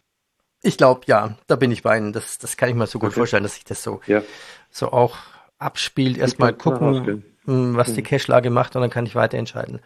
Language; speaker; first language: German; native; German